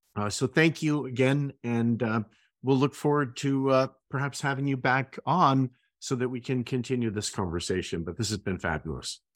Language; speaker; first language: English; native; English